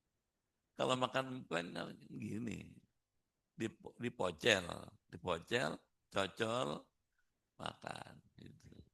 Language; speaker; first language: Indonesian; native; Indonesian